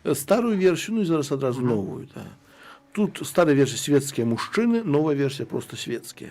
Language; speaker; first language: Belarusian; non-native, local second language; Russian